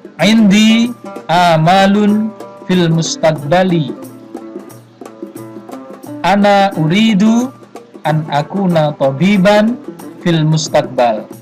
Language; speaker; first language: Arabic; non-native, fluent; Indonesian